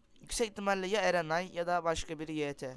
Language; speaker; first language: Turkish; native; Turkish